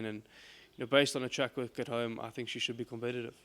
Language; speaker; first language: English; native; English